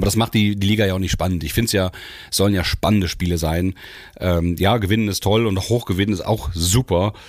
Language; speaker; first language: German; native; German